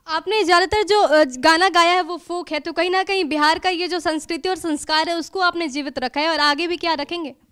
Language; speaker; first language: Hindi; native; Hindi